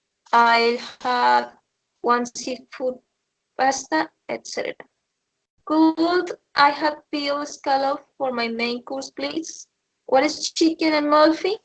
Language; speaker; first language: English; non-native, learner; Spanish